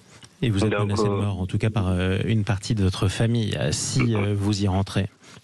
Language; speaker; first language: French; native; French